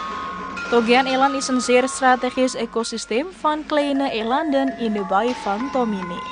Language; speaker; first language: Dutch; non-native, fluent; Indonesian